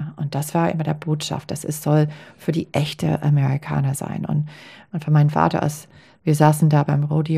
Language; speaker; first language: German; non-native, fluent; English